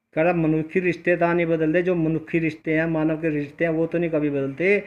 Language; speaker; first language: Hindi; non-native, local second language; Punjabi